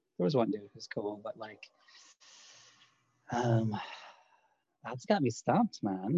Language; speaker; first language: English; non-native, fluent; Lithuanian